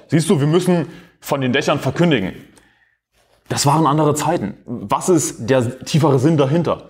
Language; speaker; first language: German; native; German